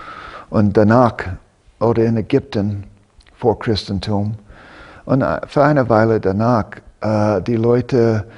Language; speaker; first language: German; non-native, fluent; English